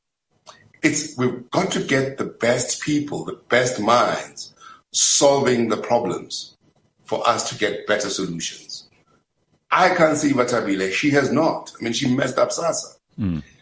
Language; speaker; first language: English; non-native, local second language; Zulu